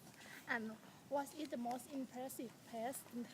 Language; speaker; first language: English; non-native, learner; Thai